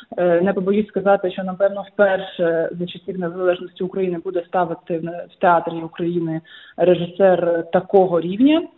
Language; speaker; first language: Ukrainian; native; Ukrainian